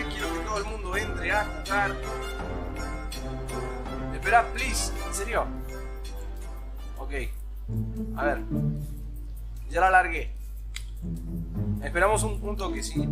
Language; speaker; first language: Spanish; native; Spanish